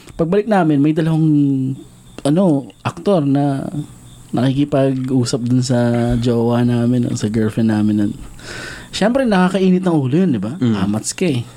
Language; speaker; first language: Filipino; native; Filipino